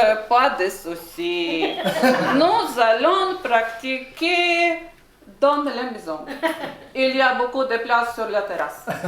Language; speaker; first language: French; non-native, learner; Ukrainian